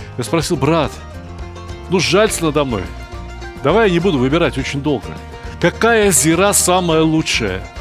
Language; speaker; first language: Russian; native; Russian